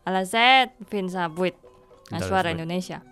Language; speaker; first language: Catalan; non-native, learner; Indonesian